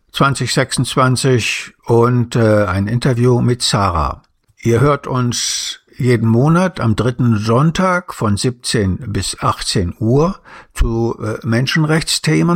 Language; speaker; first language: German; native; German